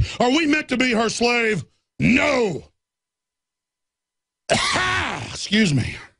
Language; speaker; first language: English; native; English